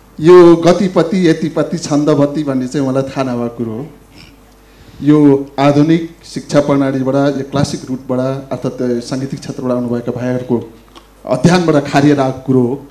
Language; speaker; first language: Nepali; non-native, local second language; Limbu